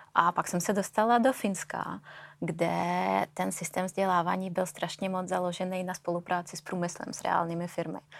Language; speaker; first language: Czech; non-native, fluent; Russian